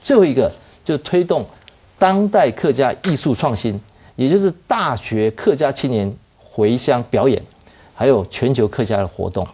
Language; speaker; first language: Chinese; native; Chinese